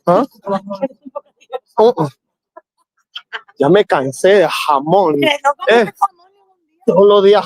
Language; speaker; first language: Spanish; non-native, learner; English